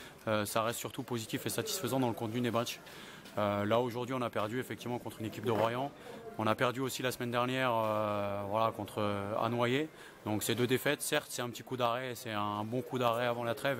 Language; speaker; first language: French; native; French